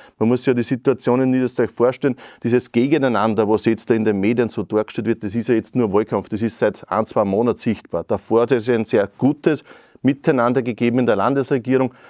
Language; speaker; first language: German; native; German